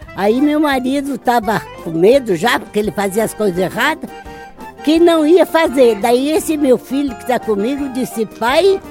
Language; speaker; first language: Portuguese; native; Portuguese